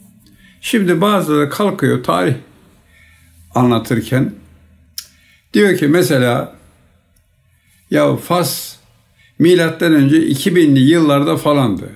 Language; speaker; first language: Turkish; native; Turkish